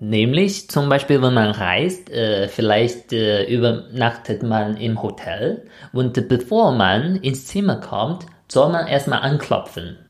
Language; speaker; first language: German; non-native, fluent; Chinese